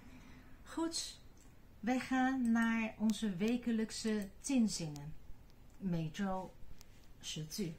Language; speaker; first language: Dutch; non-native, fluent; Chinese